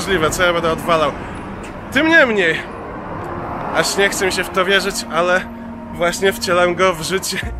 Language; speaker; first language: Polish; native; Polish